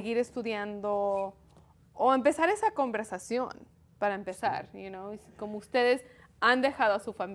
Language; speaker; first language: Spanish; early bilingual, heritage; Spanish